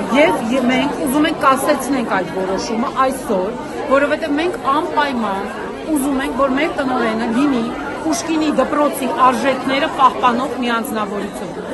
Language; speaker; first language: Armenian; native; Armenian